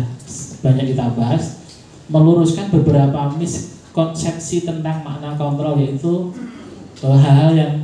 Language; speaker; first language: Indonesian; native; Indonesian